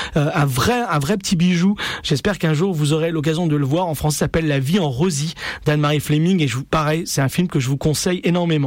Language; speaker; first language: French; native; French